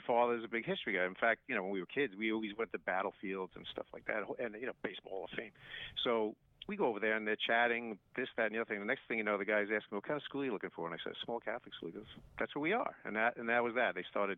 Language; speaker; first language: English; native; English